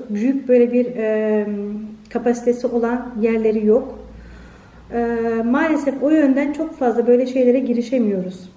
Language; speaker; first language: Turkish; early bilingual, heritage; Turkish